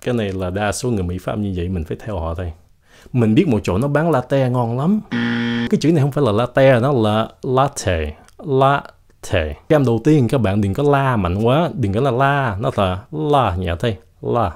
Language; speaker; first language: Vietnamese; early bilingual, heritage; Vietnamese